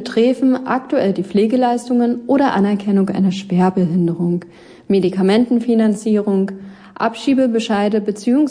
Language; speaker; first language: German; native; German